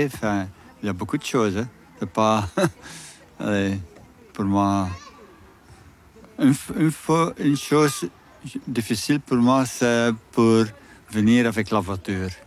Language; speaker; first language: French; non-native, learner; Dutch